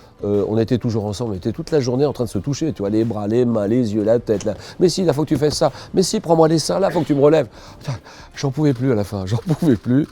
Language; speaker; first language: French; native; French